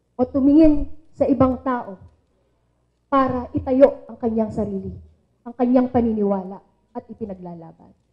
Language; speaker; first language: Filipino; non-native, local second language; Iloko